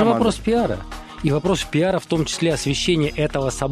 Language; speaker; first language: Russian; native; Russian